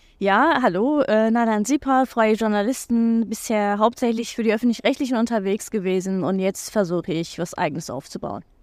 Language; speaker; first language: German; non-native, fluent; Turkish